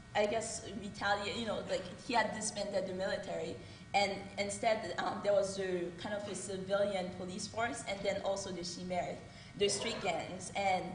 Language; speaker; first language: English; early bilingual, other home language; Haitian Creole